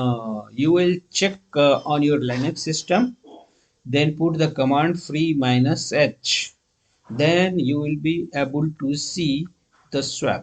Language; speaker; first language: English; non-native, local second language; Hindi